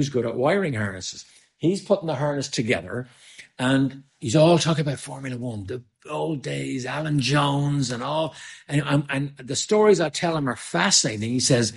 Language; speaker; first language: English; native; English